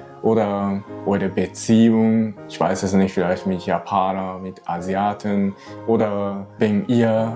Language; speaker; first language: German; non-native, learner; Japanese